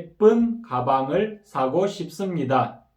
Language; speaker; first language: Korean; non-native, fluent; Kyrgyz